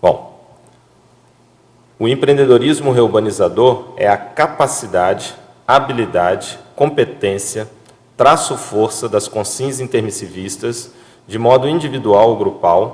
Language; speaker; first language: Portuguese; native; Portuguese